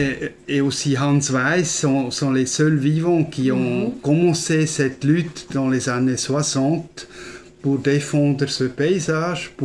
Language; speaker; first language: French; non-native, fluent; German